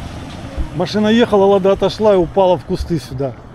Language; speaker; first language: Russian; native; Russian